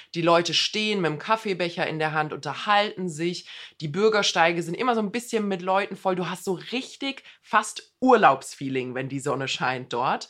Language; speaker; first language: German; native; German